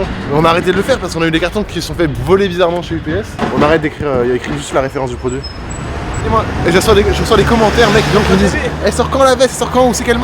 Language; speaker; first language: French; native; French